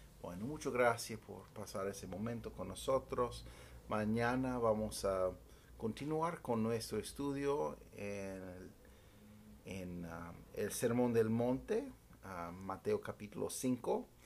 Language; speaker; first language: Spanish; non-native, fluent; English